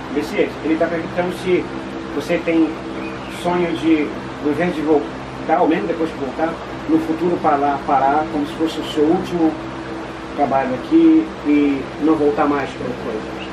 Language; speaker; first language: Portuguese; native; Portuguese